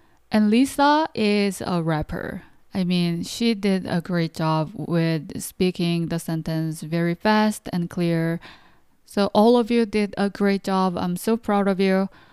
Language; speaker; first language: English; non-native, fluent; Korean